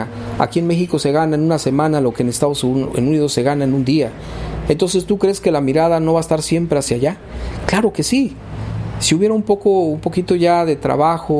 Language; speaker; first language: Spanish; native; Spanish